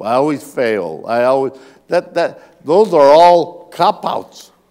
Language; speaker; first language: English; native; English